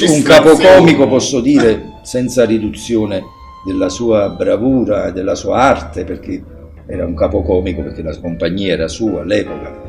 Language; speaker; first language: Italian; native; Italian